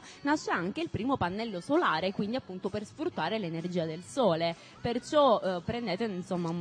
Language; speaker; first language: Italian; native; Italian